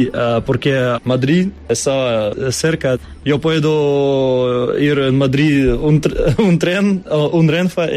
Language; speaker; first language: Spanish; non-native, learner; Russian